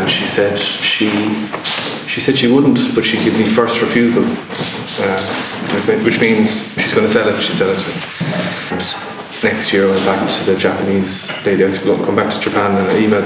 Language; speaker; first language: English; non-native, local second language; Irish